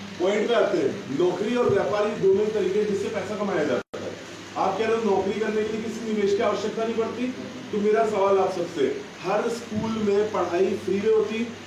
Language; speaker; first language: Hindi; non-native, local second language; Gujarati